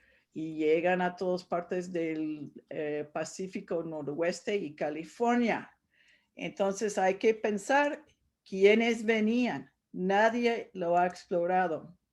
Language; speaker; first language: Spanish; non-native, fluent; English